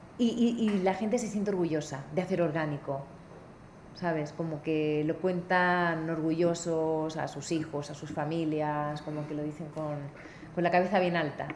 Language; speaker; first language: Spanish; native; Spanish